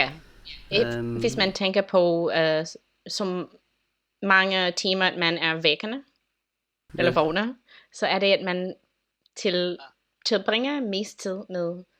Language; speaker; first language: Danish; non-native, learner; English